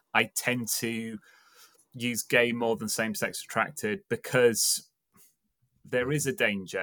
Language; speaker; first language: English; native; English